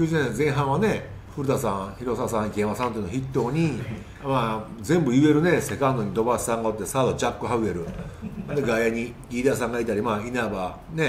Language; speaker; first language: Japanese; native; Japanese